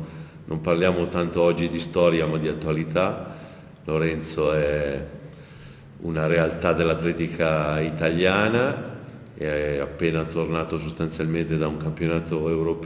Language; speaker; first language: Italian; native; Italian